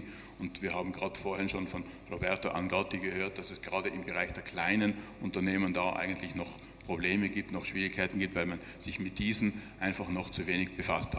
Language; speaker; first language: German; native; German